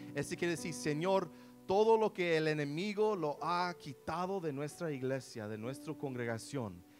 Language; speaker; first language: Spanish; early bilingual, heritage; Spanish